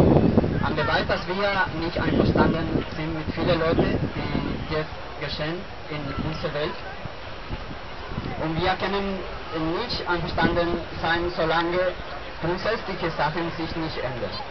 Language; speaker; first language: German; non-native, learner; Spanish